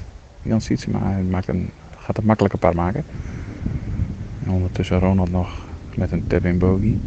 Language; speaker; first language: Dutch; native; Dutch